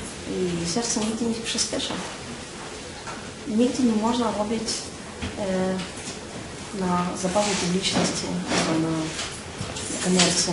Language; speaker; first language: Polish; non-native, learner; Russian